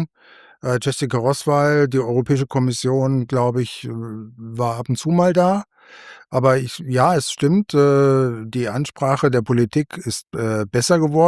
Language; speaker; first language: German; native; German